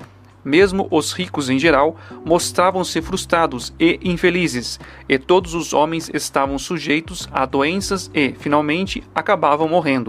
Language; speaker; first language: Portuguese; native; Portuguese